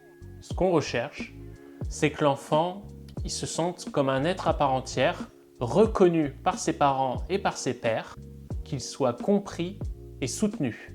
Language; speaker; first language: French; native; French